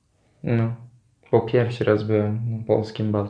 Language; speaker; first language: Polish; non-native, learner; Turkish